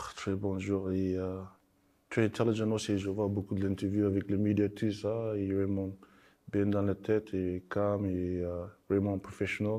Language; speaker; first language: French; non-native, learner; English